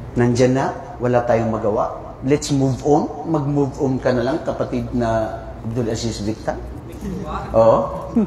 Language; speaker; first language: Filipino; non-native, local second language; Maranao